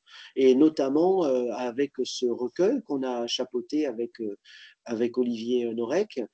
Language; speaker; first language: French; native; French